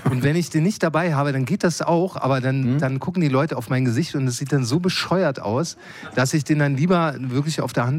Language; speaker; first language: German; native; German